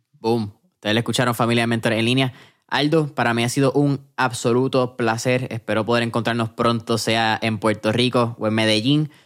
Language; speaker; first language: Spanish; native; Spanish